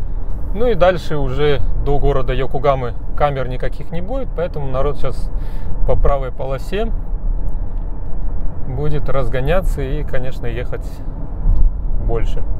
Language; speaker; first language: Russian; native; Russian